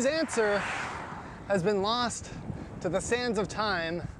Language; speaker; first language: English; native; English